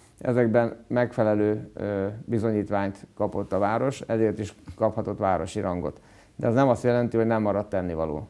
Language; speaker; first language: Hungarian; native; Hungarian